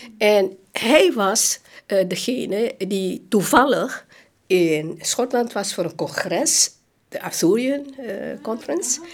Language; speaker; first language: Dutch; non-native, local second language; Hakka Chinese